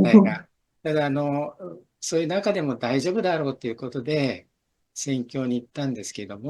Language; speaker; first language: Japanese; native; Japanese